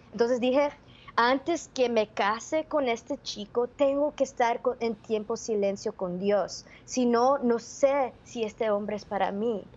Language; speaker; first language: Spanish; early bilingual, heritage; Spanish